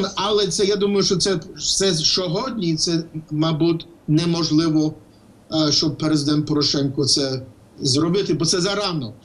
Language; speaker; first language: Ukrainian; non-native, fluent; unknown